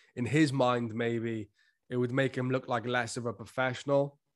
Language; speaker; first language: English; native; English